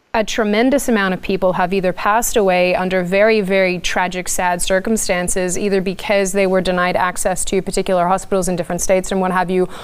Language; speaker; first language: English; native; English